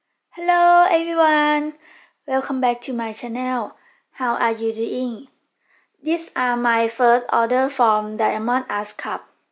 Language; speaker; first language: English; non-native, learner; Thai